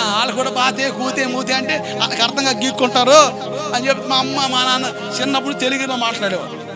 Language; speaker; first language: Telugu; non-native, local second language; Koya